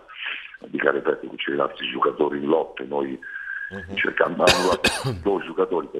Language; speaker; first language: Romanian; non-native, fluent; Italian